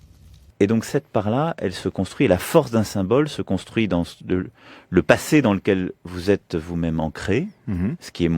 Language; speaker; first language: French; native; French